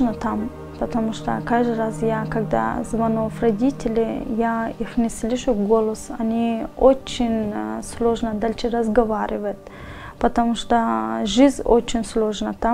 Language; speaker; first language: Russian; non-native, learner; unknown